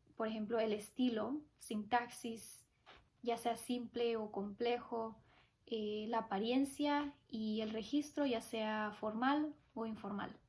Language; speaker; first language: Spanish; early bilingual, heritage; Spanish